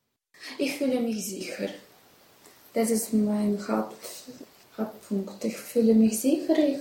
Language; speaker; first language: German; non-native, learner; Russian